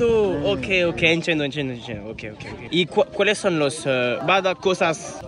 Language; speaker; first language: Spanish; non-native, learner; French